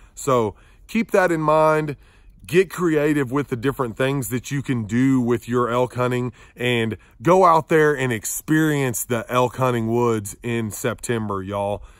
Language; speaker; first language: English; native; English